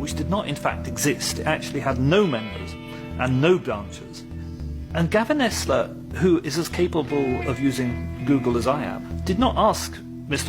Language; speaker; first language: English; native; English